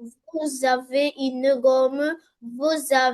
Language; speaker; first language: French; non-native, learner; Arabic